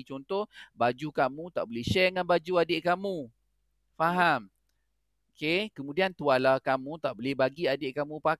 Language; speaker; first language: Malay; native; Malay